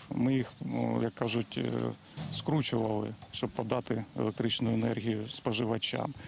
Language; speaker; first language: Ukrainian; native; Ukrainian